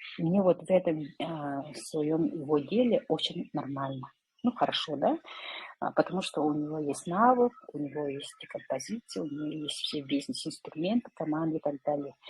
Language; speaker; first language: Russian; non-native, local second language; Yakut